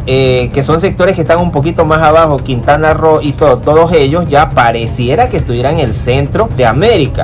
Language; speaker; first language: Spanish; native; Spanish